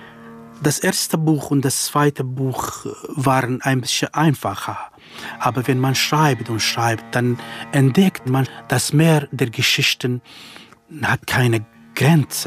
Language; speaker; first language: German; non-native, fluent; Kurdish